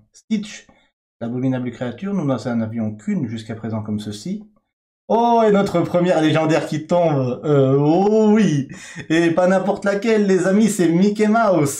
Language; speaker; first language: French; native; French